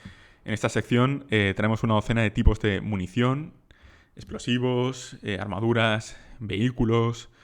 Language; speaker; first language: Spanish; native; Spanish